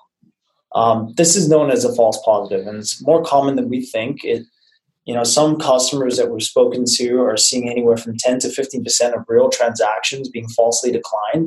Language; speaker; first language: English; native; English